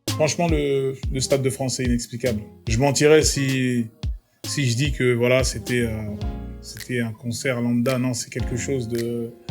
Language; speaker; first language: French; early bilingual, other home language; Lingala